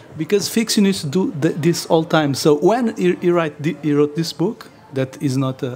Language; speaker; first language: English; non-native, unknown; Portuguese